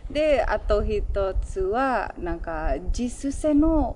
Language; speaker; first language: Japanese; non-native, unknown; Indonesian